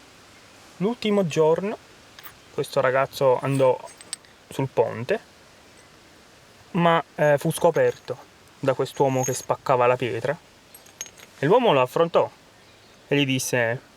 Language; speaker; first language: Italian; native; Italian